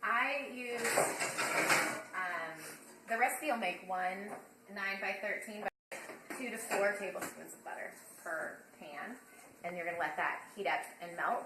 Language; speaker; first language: English; native; English